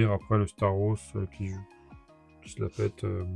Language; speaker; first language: French; native; French